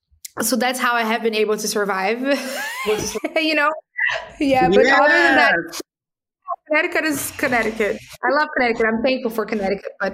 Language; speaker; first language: English; non-native, fluent; Portuguese